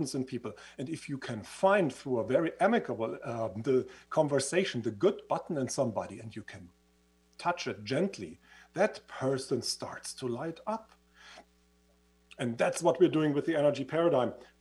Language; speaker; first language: English; non-native, fluent; German